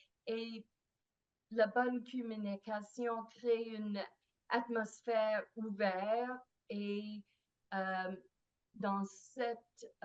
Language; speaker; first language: French; non-native, fluent; English